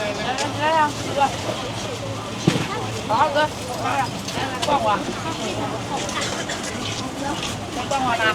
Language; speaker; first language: Chinese; native; Chinese